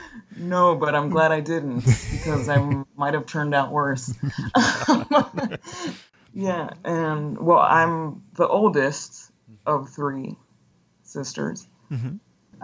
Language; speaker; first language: English; non-native, fluent; Spanish